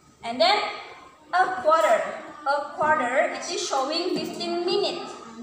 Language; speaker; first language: English; non-native, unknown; Indonesian